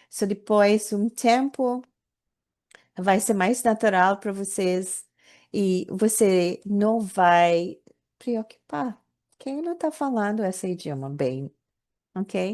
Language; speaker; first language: Portuguese; non-native, learner; English